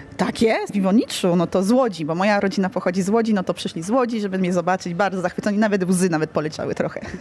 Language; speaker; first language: Polish; early bilingual, heritage; Polish